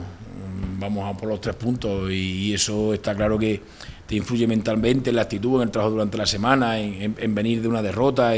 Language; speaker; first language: Spanish; native; Spanish